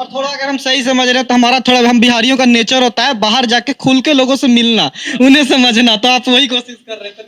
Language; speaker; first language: Hindi; native; Hindi